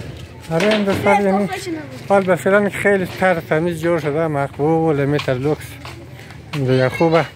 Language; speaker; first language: Persian; native; Persian